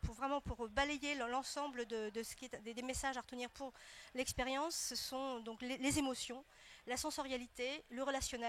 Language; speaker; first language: French; native; French